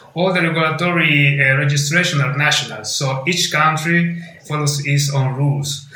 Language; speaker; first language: English; non-native, fluent; Italian